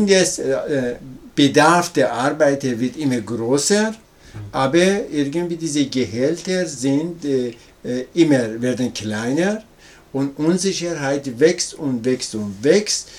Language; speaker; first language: German; non-native, learner; Persian